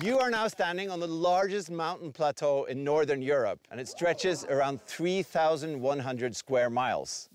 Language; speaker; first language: English; non-native, fluent; Norwegian